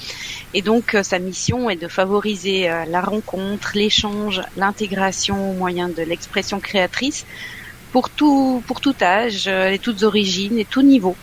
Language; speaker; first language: French; native; French